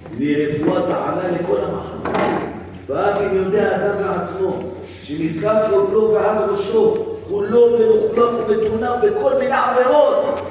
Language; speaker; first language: Hebrew; native; Hebrew